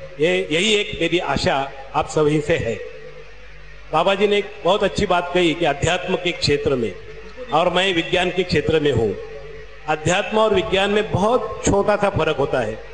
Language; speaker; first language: Hindi; non-native, local second language; Marathi